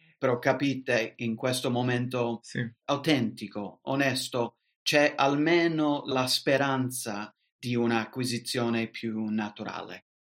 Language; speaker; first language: Italian; non-native, fluent; English